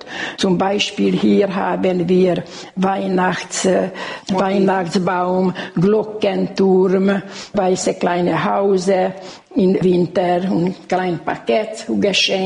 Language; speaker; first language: German; non-native, local second language; Hungarian